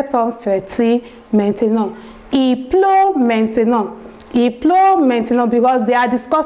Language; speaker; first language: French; non-native, learner; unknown